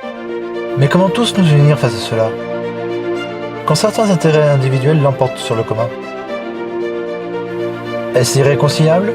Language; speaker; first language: French; native; French